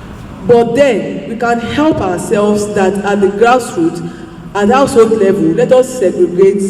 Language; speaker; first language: English; non-native, local second language; Yoruba